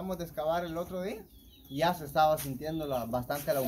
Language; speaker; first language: Spanish; native; Spanish